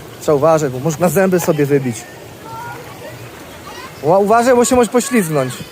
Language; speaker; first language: Polish; native; Polish